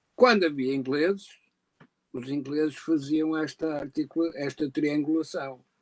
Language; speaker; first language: Portuguese; native; Portuguese